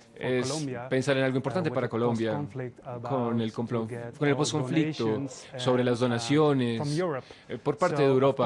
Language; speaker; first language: Spanish; non-native, fluent; Dutch